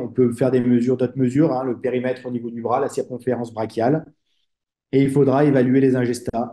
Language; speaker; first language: French; native; French